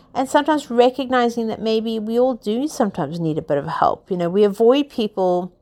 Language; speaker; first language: English; native; English